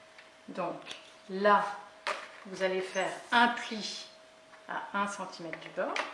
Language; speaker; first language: French; native; French